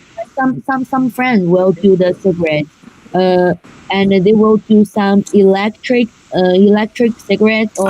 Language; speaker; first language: English; non-native, learner; Chinese